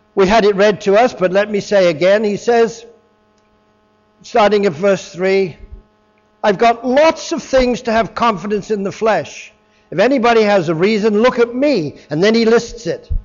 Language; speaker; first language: English; native; English